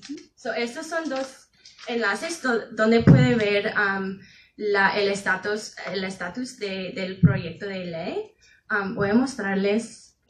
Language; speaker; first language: Spanish; non-native, fluent; English